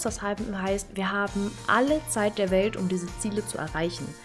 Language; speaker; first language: German; native; German